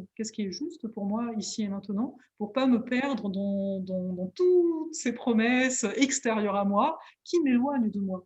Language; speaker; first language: French; native; French